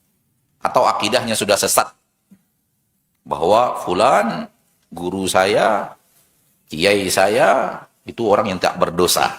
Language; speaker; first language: Indonesian; native; Indonesian